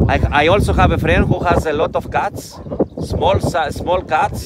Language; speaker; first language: English; non-native, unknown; Greek